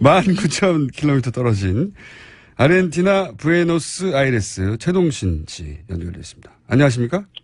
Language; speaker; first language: Korean; native; Korean